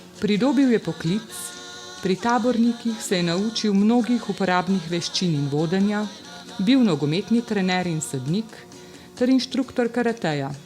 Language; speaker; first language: Slovenian; native; Slovenian